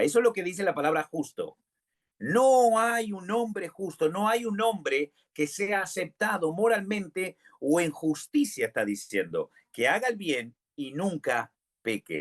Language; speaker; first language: Spanish; native; Spanish